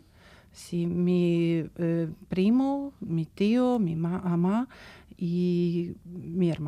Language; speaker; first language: Spanish; non-native, learner; Ukrainian